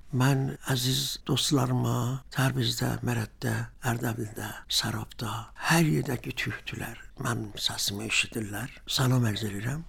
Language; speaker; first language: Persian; non-native, local second language; Azerbaijani